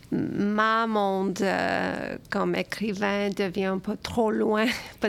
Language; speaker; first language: French; early bilingual, other home language; Romanian